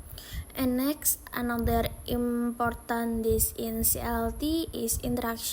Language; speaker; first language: English; non-native, learner; Indonesian